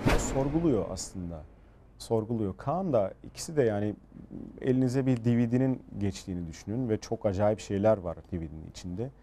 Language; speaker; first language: Turkish; early bilingual, heritage; Turkish